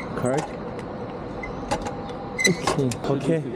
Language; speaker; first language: English; non-native, learner; Korean